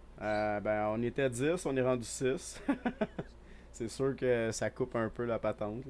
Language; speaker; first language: French; native; French